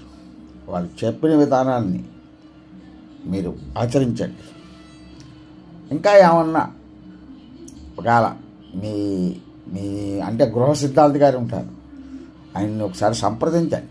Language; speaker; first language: Telugu; native; Telugu